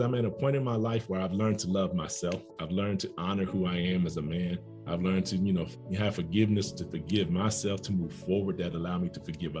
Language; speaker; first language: English; native; English